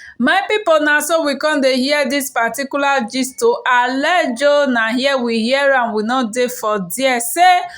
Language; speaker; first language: Nigerian Pidgin; native; Nigerian Pidgin